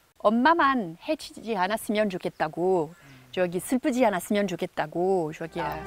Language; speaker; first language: Korean; non-native, fluent; French